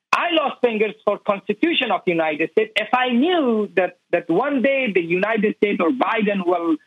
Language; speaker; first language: English; non-native, learner; Persian